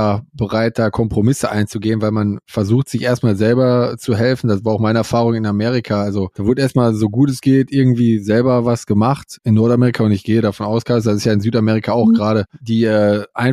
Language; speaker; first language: German; native; German